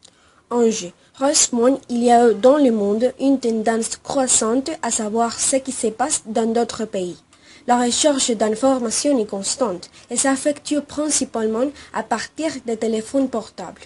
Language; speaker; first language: French; non-native, fluent; Spanish